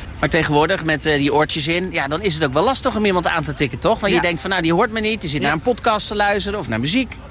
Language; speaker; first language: Dutch; native; Dutch